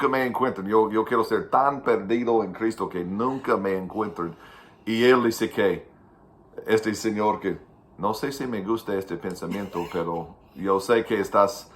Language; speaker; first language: Spanish; non-native, fluent; English